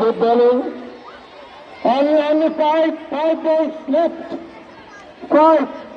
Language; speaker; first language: English; non-native, local second language; Bangla